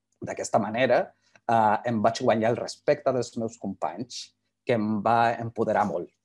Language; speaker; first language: Catalan; native; Catalan